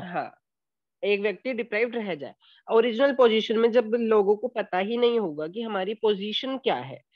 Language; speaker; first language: Hindi; native; Hindi